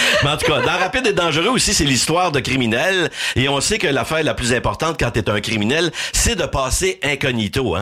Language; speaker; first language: French; native; French